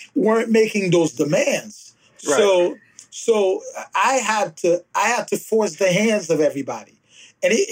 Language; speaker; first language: English; early bilingual, other home language; Haitian Creole